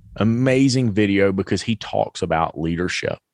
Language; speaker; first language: English; native; English